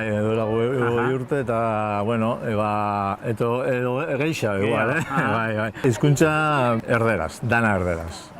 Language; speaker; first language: Basque; non-native, local second language; Spanish